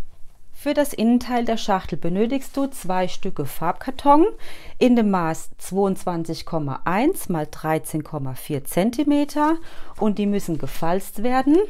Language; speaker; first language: German; native; German